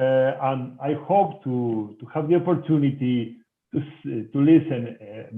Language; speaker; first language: English; non-native, fluent; Spanish